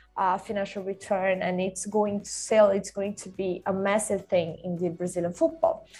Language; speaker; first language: English; non-native, fluent; Swedish